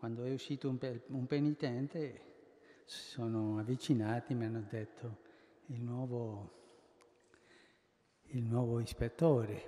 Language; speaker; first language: Italian; early bilingual, heritage; Spanish